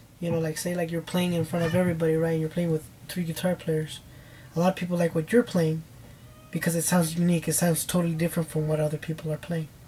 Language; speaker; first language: English; early bilingual, other home language; Spanish